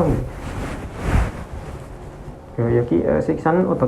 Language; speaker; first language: Korean; non-native, learner; Indonesian